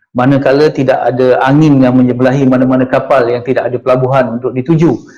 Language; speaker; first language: Malay; native; Malay